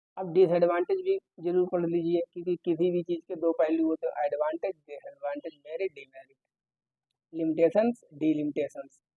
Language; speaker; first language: Hindi; native; Hindi